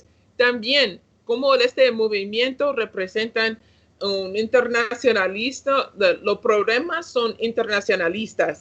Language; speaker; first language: Spanish; non-native, learner; English